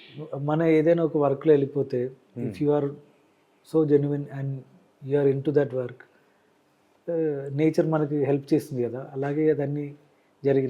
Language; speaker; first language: Telugu; non-native, learner; Malayalam